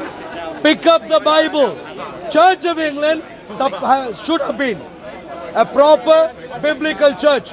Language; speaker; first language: English; non-native, fluent; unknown